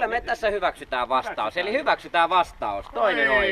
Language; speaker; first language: Finnish; native; Finnish